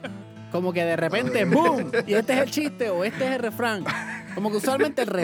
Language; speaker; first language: Spanish; native; Spanish